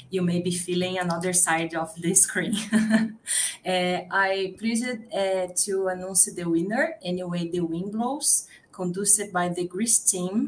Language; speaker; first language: English; non-native, learner; Portuguese